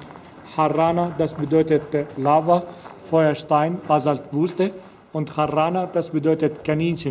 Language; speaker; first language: German; non-native, fluent; Arabic